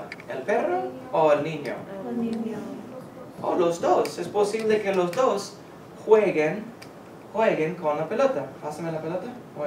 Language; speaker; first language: Spanish; non-native, fluent; English